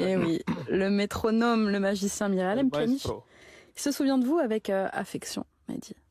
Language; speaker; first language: French; native; French